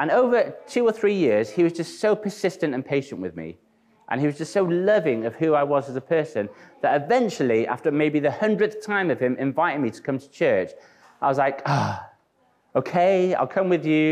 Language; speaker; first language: English; native; English